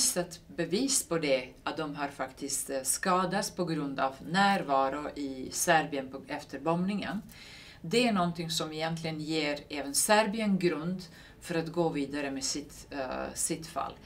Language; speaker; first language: Swedish; non-native, fluent; Serbian